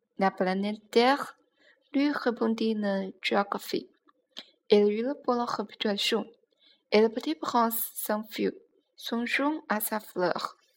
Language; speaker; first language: French; non-native, learner; Chinese